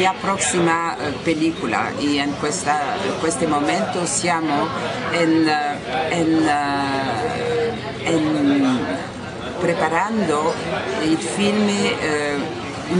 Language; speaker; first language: Italian; non-native, learner; French